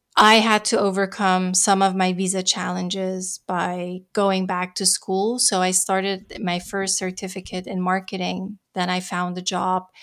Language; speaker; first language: English; non-native, fluent; Dutch